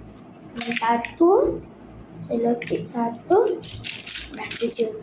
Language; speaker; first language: Malay; native; Malay